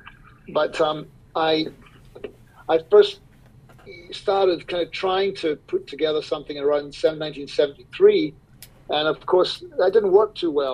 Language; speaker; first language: English; native; English